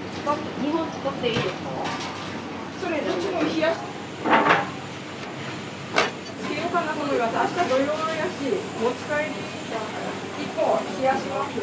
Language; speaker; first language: Japanese; native; Japanese